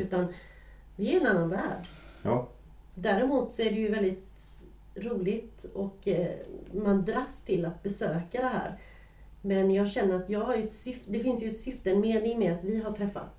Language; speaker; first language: Swedish; native; Swedish